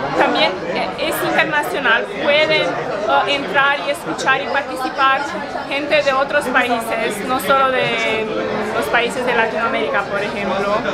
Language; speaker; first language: Spanish; non-native, fluent; Romanian